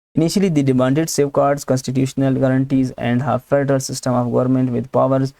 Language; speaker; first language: English; non-native, local second language; Urdu